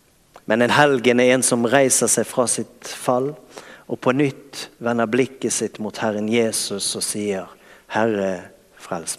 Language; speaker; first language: Norwegian; native; Norwegian